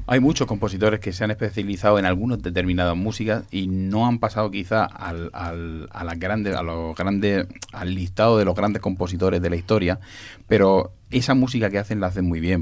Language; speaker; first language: Spanish; native; Spanish